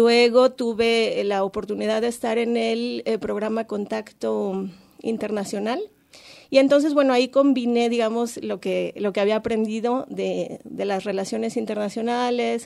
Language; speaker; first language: Spanish; native; Spanish